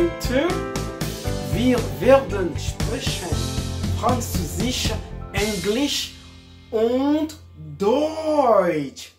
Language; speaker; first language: German; non-native, learner; French